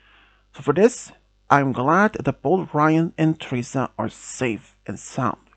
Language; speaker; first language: English; non-native, fluent; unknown